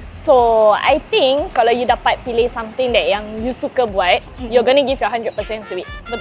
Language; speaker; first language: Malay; native; Malay